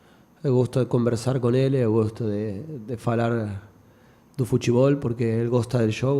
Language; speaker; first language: Portuguese; non-native, fluent; Spanish